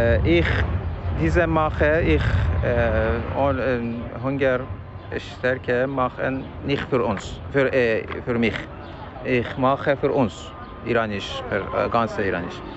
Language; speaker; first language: German; non-native, learner; Persian